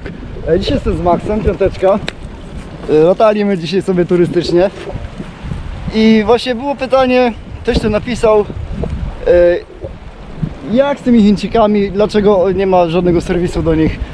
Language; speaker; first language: Polish; native; Polish